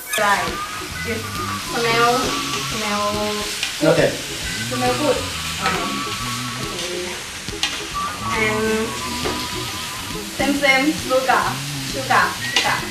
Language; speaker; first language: English; non-native, learner; Thai